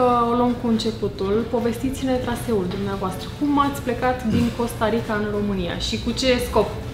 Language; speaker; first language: Romanian; native; Romanian